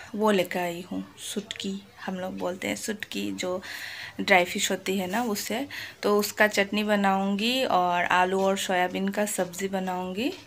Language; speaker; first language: Hindi; non-native, local second language; Bangla